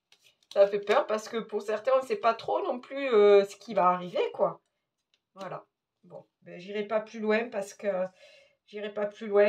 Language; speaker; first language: French; native; French